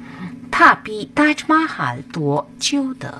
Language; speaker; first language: Chinese; non-native, fluent; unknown